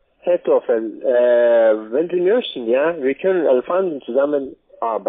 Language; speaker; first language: German; non-native, learner; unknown